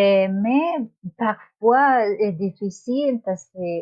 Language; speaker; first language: French; non-native, learner; Spanish